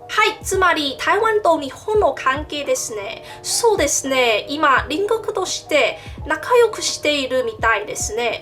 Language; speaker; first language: Japanese; non-native, learner; Min Nan Chinese